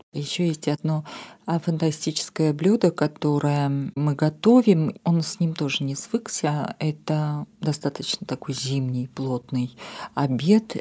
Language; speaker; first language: Russian; non-native, local second language; Armenian